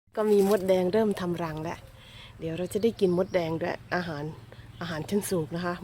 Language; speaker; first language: Thai; non-native, local second language; Northern Khmer